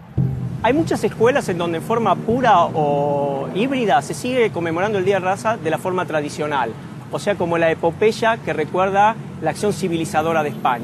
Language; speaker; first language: Spanish; native; Spanish